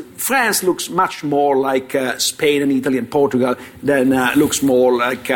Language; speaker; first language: English; non-native, fluent; Italian